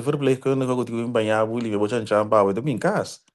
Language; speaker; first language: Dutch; non-native, local second language; Papiamento